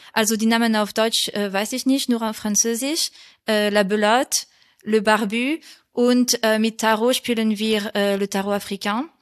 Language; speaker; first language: German; non-native, fluent; French